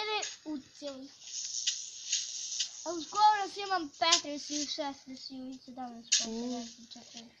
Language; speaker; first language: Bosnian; early bilingual, heritage; Bosnian